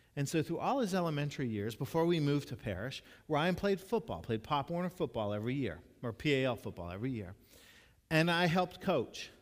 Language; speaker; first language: English; native; English